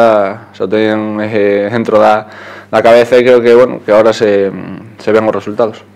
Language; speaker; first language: Galician; native; Galician